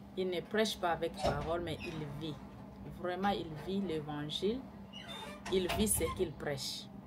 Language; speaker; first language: French; non-native, local second language; Lingala